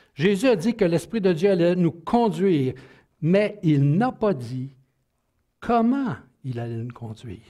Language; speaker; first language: French; native; French